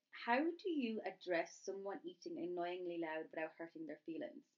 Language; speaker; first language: English; native; English